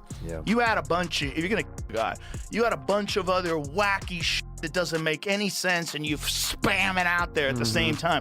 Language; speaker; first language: English; native; English